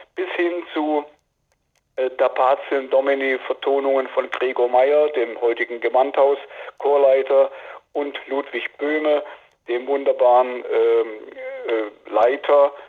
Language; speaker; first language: German; native; German